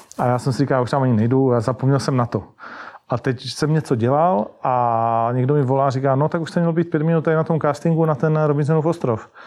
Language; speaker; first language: Czech; native; Czech